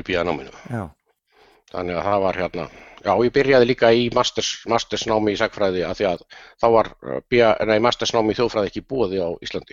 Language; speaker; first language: Icelandic; native; Icelandic